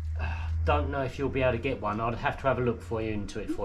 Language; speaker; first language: English; native; English